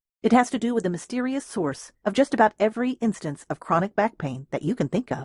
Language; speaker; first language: English; native; English